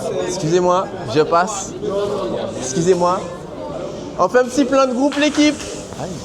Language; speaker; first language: French; native; French